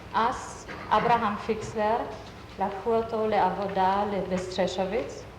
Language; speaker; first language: Hebrew; non-native, fluent; German